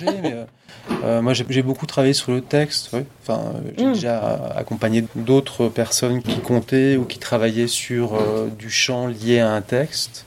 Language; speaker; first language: French; native; French